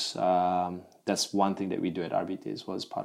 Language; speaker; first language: English; non-native, local second language; Malay